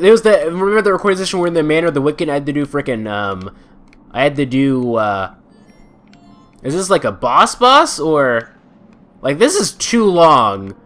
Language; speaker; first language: English; native; English